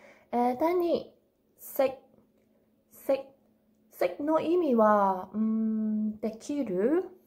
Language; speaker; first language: Japanese; non-native, learner; Cantonese